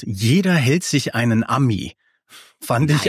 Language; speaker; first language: German; native; German